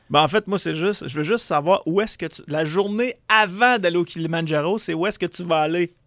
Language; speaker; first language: French; native; French